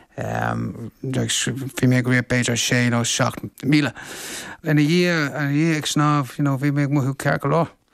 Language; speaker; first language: Irish; non-native, local second language; English